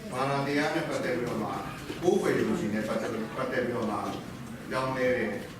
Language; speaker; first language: Burmese; non-native, local second language; Kachin